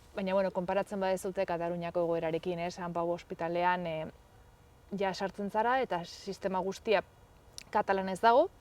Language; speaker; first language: Basque; native; Basque